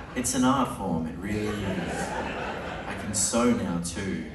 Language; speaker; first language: English; native; English